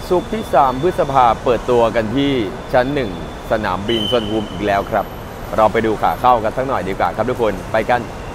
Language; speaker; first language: Thai; native; Thai